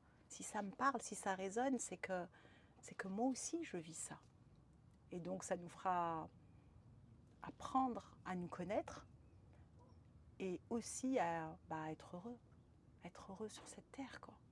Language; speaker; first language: French; native; French